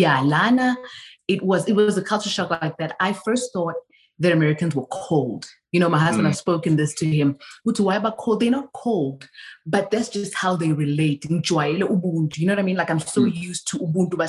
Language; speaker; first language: English; non-native, local second language; Zulu